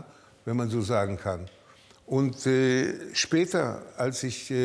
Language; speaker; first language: German; early bilingual, heritage; German